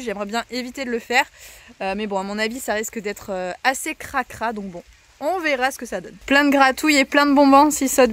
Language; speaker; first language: French; native; French